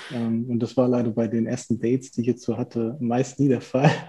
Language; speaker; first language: German; native; German